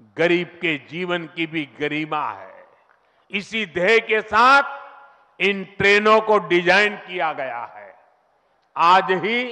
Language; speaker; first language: Hindi; non-native, local second language; Gujarati